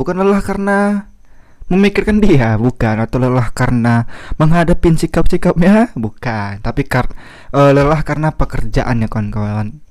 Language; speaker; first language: Indonesian; native; Indonesian